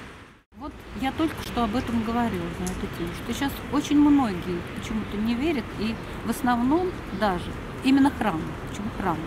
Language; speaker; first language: Russian; native; Russian